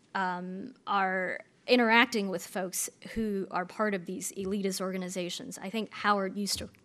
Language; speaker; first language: English; native; English